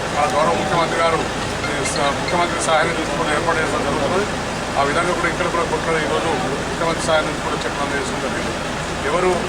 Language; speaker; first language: Telugu; native; Telugu